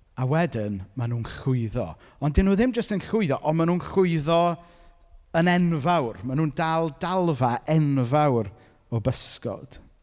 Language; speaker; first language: Welsh; native; Welsh